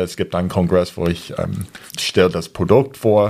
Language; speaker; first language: German; non-native, fluent; English